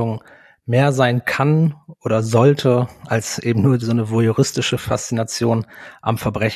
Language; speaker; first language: German; native; German